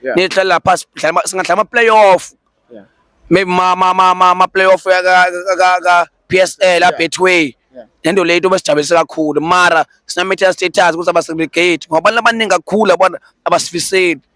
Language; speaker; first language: Zulu; non-native, local second language; Swati